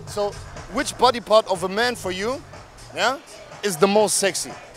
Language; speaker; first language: English; non-native, learner; German